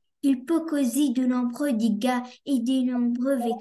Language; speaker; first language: French; non-native, learner; Arabic